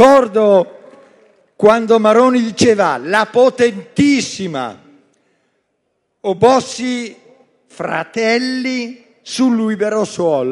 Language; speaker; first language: Italian; native; Italian